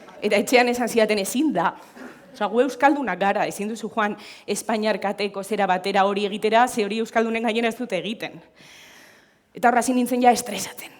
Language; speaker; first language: Basque; non-native, local second language; Spanish